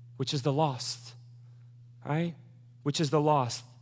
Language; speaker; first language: English; early bilingual, other home language; Korean